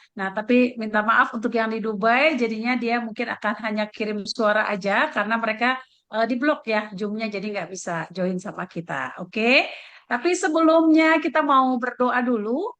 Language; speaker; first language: Indonesian; native; Indonesian